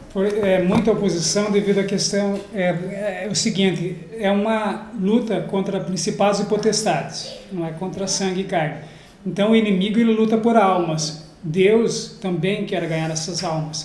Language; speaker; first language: Portuguese; native; Portuguese